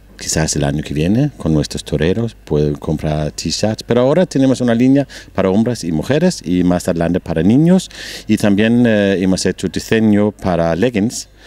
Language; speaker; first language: Spanish; non-native, learner; Danish